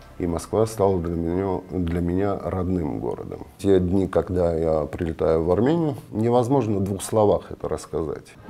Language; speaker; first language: Russian; non-native, fluent; Armenian